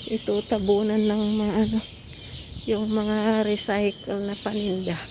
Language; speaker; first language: Filipino; non-native, local second language; Iloko